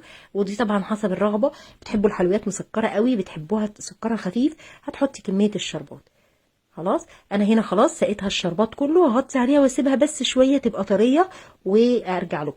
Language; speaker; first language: Arabic; native; Arabic